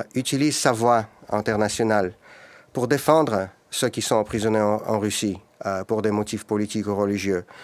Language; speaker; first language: French; non-native, fluent; Russian